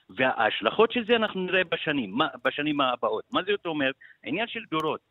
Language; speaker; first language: Hebrew; non-native, local second language; Arabic